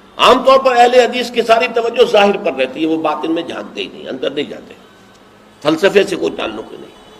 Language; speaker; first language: Urdu; native; Urdu